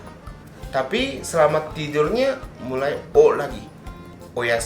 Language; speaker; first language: Indonesian; non-native, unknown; Japanese